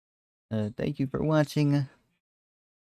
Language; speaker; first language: English; native; English